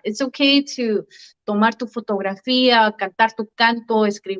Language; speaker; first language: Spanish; early bilingual, heritage; Spanish